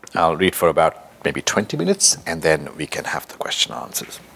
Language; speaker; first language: English; non-native, local second language; Bangla